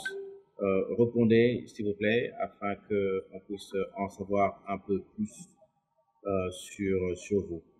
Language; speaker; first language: French; non-native, local second language; Lingala